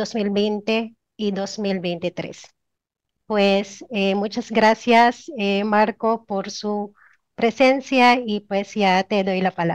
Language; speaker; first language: Spanish; non-native, fluent; Filipino